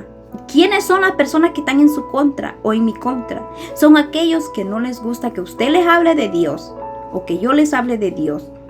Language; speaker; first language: Spanish; native; Spanish